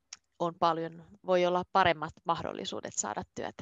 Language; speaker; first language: Finnish; native; Finnish